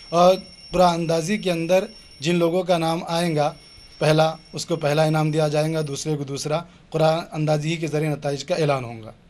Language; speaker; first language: Urdu; native; Urdu